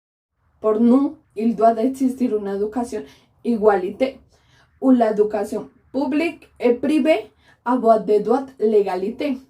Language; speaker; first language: French; non-native, learner; Spanish